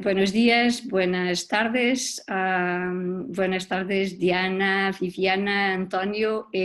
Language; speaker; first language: Spanish; non-native, learner; Portuguese